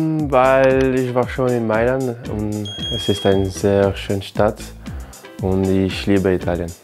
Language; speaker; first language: German; non-native, learner; French